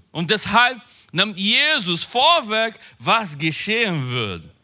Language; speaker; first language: German; non-native, learner; Portuguese